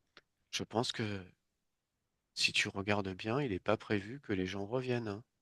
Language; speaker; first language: French; native; French